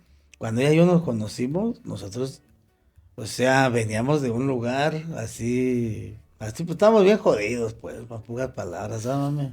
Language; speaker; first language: Spanish; native; Spanish